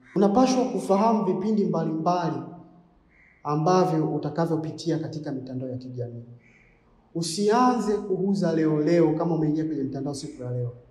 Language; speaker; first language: Swahili; native; Swahili